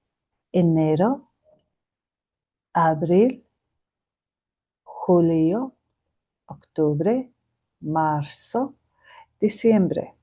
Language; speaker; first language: Spanish; non-native, fluent; Mongolian